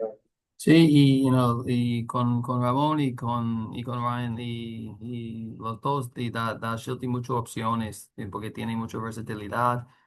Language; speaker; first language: Spanish; non-native, learner; English